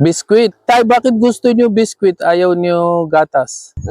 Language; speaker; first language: Filipino; non-native, learner; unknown